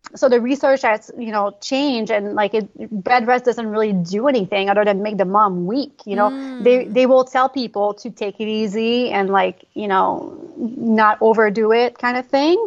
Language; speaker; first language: English; non-native, fluent; French